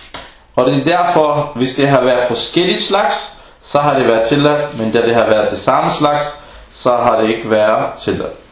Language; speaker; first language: Danish; non-native, fluent; Arabic